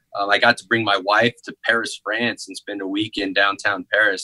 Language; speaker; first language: English; native; English